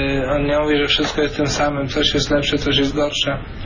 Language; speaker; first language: Polish; native; Polish